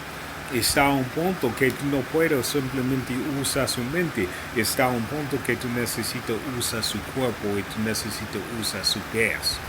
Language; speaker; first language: Spanish; non-native, learner; English